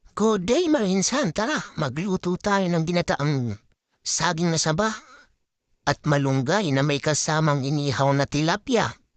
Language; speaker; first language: Filipino; non-native, local second language; Bikol